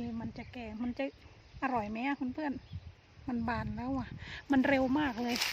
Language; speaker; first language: Thai; native; Thai